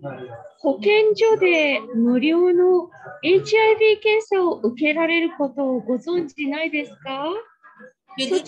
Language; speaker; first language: Japanese; native; Japanese